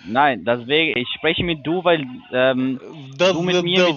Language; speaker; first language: German; non-native, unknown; Turkish